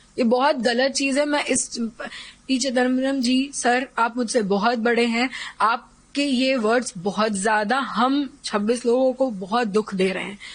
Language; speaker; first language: Hindi; native; Hindi